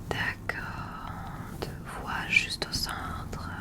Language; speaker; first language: French; non-native, learner; English